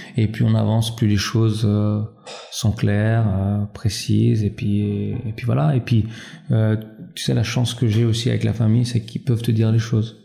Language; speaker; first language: French; early bilingual, other home language; Albanian